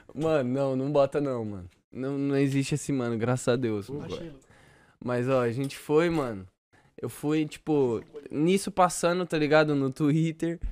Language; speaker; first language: Portuguese; native; Portuguese